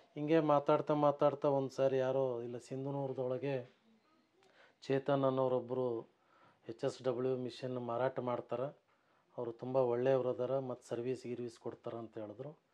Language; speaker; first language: Kannada; native; Kannada